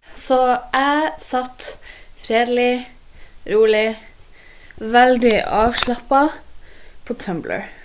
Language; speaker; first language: Norwegian; native; Norwegian